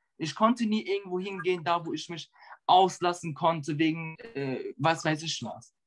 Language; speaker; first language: German; early bilingual, other home language; Turkish